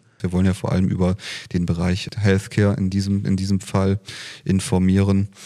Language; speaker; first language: German; native; German